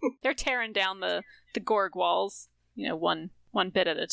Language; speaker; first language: English; native; English